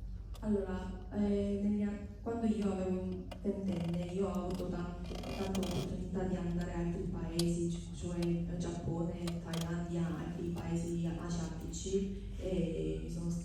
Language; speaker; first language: Italian; non-native, fluent; Korean